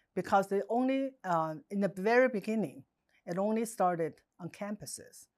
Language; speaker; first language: English; non-native, fluent; Chinese